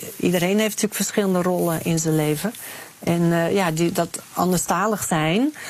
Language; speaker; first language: Dutch; native; Dutch